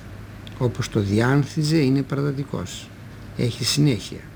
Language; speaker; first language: Greek; native; Greek